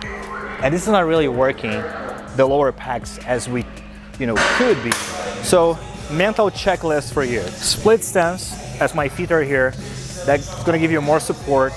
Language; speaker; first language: English; non-native, fluent; Portuguese